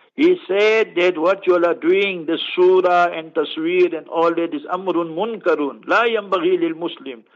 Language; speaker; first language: English; early bilingual, other home language; Urdu